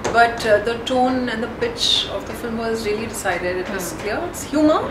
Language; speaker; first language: English; non-native, local second language; Hindi